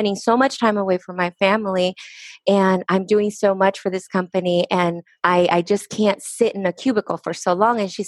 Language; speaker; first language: English; early bilingual, other home language; Spanish